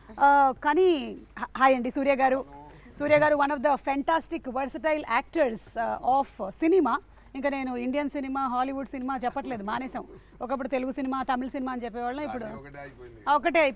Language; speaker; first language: Telugu; native; Telugu